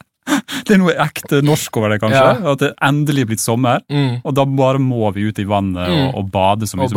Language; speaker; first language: Norwegian; native; Norwegian